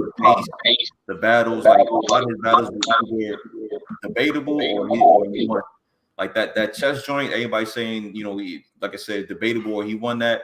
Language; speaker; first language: English; native; English